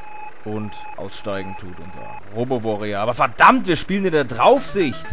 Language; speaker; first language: German; native; German